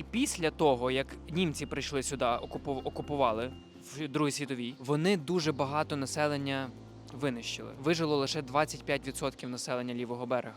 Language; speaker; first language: Ukrainian; native; Ukrainian